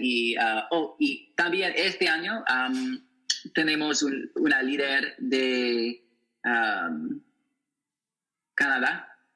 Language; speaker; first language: Spanish; non-native, learner; English